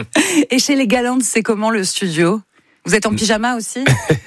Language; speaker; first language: French; native; French